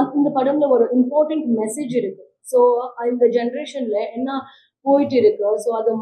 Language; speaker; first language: Tamil; non-native, learner; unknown